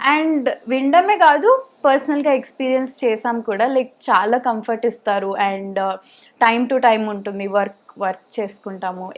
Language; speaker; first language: Telugu; native; Telugu